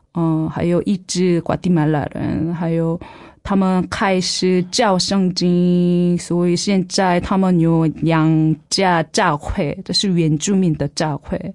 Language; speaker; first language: Chinese; non-native, fluent; Korean